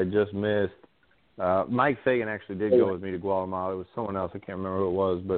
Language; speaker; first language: English; native; English